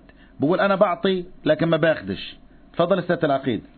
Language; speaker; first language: Arabic; native; Arabic